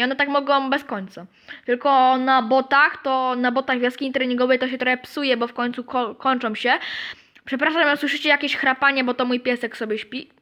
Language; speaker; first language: Polish; native; Polish